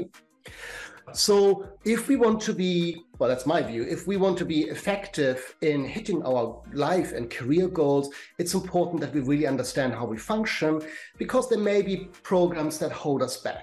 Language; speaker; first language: English; non-native, fluent; German